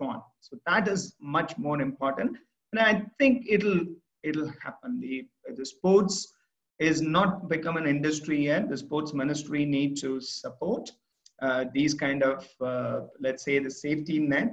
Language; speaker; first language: English; non-native, local second language; Tamil